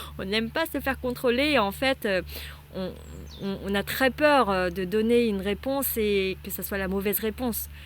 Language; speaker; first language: French; non-native, fluent; Vietnamese